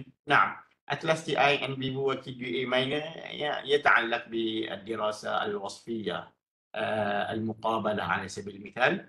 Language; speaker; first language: Arabic; non-native, fluent; Malay